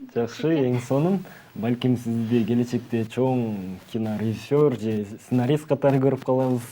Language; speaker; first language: Kyrgyz; native; Kyrgyz